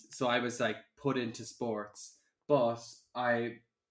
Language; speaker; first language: English; native; English